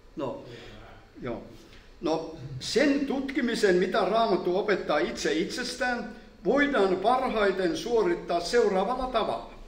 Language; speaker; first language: Finnish; native; Finnish